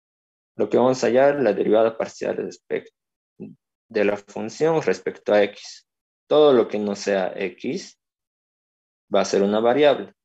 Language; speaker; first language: Spanish; native; Spanish